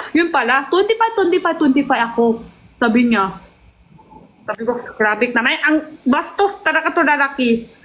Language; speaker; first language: Filipino; non-native, local second language; Cebuano